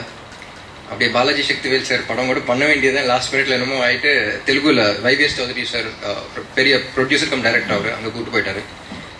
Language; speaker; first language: Tamil; non-native, local second language; Telugu